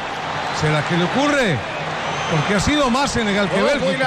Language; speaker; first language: Spanish; native; Spanish